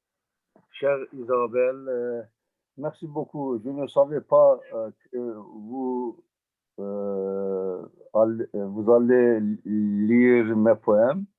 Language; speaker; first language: French; non-native, learner; Turkish